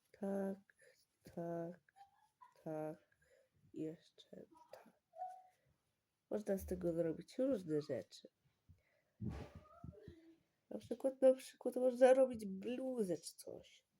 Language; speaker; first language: Polish; early bilingual, heritage; Polish